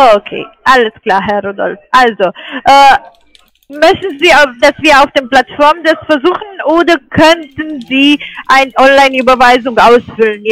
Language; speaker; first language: German; non-native, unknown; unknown